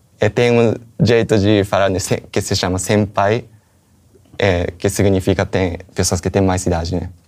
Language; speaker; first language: Portuguese; non-native, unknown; Japanese